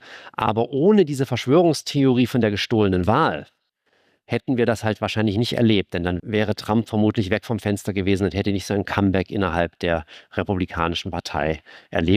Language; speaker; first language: German; native; German